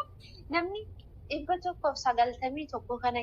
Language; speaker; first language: Arabic; non-native, learner; Oromo